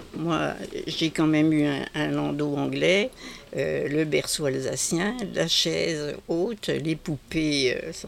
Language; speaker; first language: French; native; French